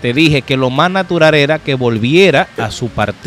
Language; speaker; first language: Spanish; native; Spanish